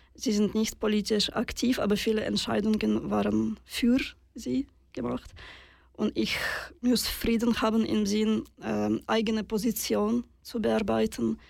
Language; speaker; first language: German; non-native, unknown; Russian